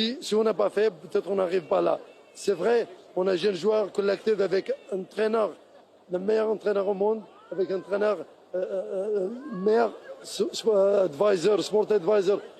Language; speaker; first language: French; non-native, learner; Arabic